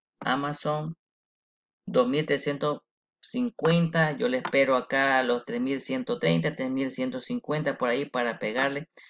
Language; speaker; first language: Spanish; early bilingual, heritage; Spanish